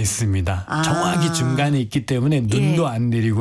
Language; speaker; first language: Korean; non-native, fluent; Nepali